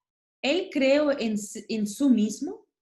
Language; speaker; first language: Spanish; non-native, learner; Russian